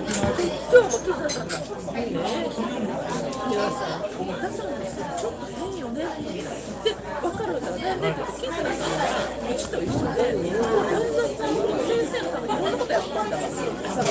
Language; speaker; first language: Japanese; native; Japanese